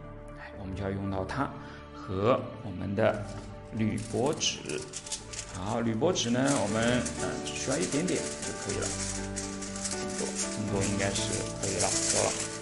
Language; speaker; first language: Chinese; native; Chinese